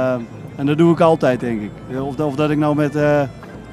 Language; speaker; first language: Dutch; native; Dutch